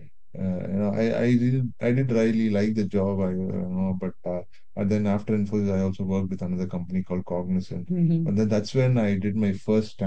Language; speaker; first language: English; non-native, local second language; Tamil